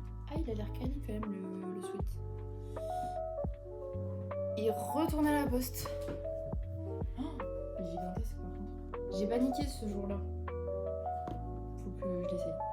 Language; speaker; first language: French; native; French